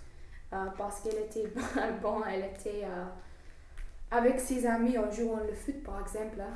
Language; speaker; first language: French; non-native, learner; English